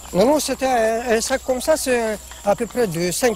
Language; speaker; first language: French; non-native, learner; Malagasy